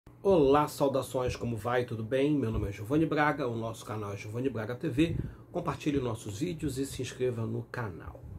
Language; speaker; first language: Portuguese; native; Portuguese